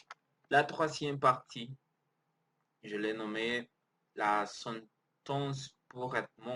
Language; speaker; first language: French; non-native, learner; Spanish